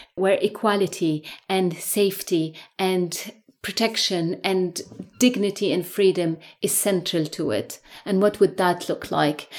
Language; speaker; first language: English; non-native, fluent; Arabic